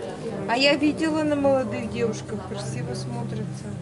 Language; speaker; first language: Russian; native; Russian